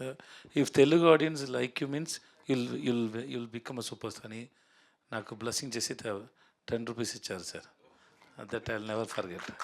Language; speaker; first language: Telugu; non-native, learner; Tamil